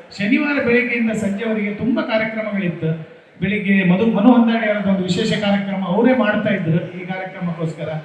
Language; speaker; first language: Kannada; native; Kannada